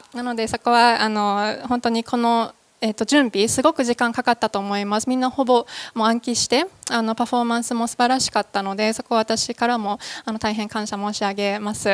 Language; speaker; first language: Japanese; native; Japanese